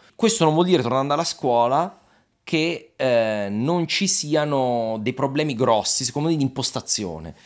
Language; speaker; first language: Italian; native; Italian